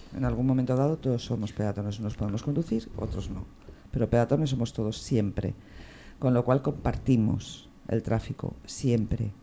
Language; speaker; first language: Spanish; native; Spanish